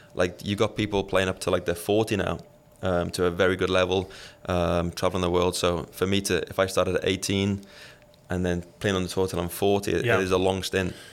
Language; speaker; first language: English; native; English